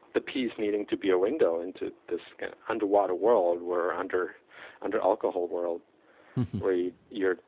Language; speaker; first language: English; non-native, fluent; Czech